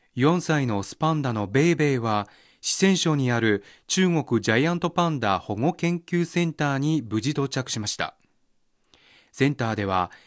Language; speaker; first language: Japanese; non-native, fluent; Chinese